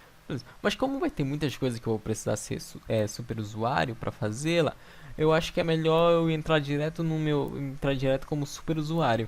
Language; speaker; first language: Portuguese; native; Portuguese